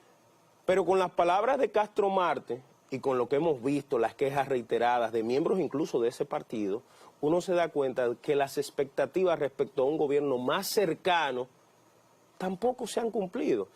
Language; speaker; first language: Spanish; native; Spanish